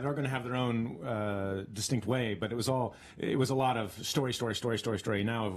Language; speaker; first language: English; native; English